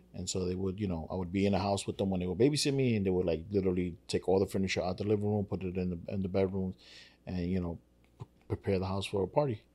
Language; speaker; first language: English; native; English